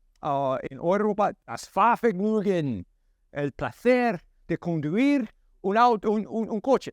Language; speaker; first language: Spanish; non-native, learner; English